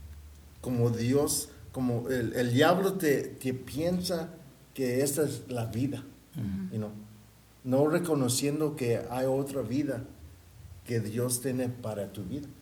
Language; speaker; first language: Spanish; early bilingual, heritage; Spanish